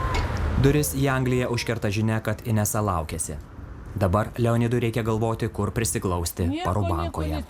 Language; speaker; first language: Lithuanian; native; Lithuanian